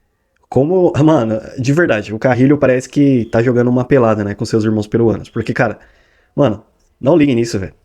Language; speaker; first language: Portuguese; native; Portuguese